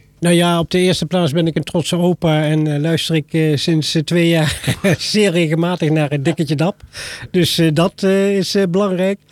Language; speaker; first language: Dutch; native; Dutch